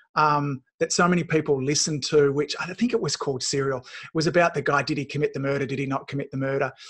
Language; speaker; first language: English; native; English